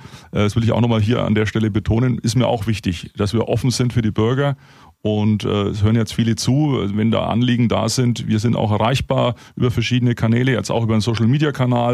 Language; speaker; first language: German; native; German